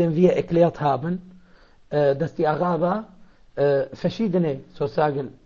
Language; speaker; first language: German; non-native, fluent; Arabic